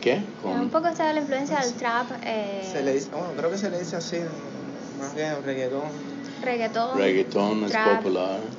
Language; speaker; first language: Spanish; non-native, fluent; English